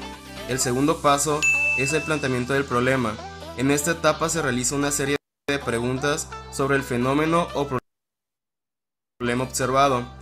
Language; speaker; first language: Spanish; native; Spanish